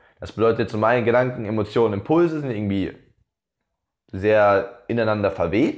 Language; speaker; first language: German; native; German